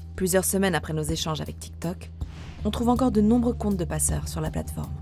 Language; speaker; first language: French; native; French